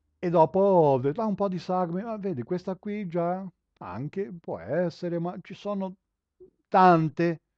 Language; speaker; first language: Italian; early bilingual, heritage; Italian